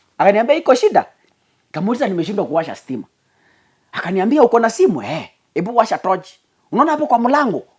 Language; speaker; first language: Swahili; non-native, local second language; Gusii